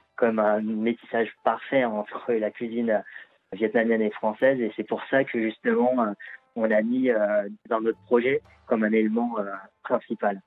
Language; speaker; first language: French; native; French